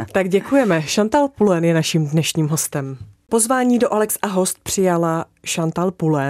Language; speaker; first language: Czech; native; Czech